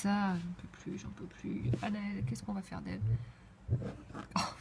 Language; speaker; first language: French; native; French